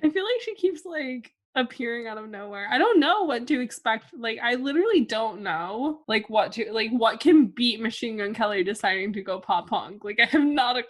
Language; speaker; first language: English; native; English